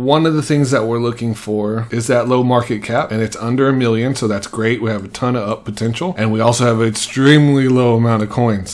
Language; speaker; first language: English; native; English